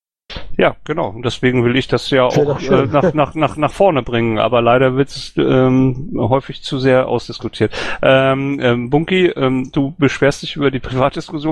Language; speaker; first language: German; native; German